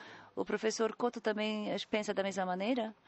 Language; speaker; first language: Portuguese; non-native, learner; Japanese